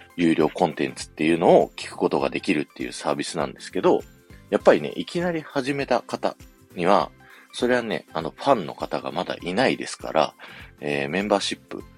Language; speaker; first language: Japanese; native; Japanese